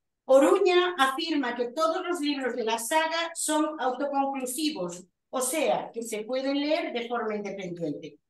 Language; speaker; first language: Spanish; native; Spanish